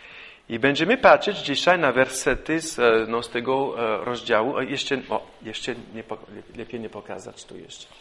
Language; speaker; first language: Polish; non-native, fluent; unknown